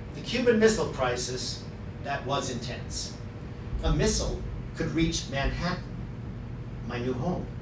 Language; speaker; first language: English; native; English